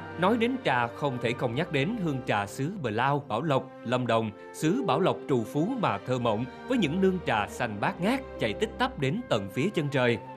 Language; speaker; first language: Vietnamese; native; Vietnamese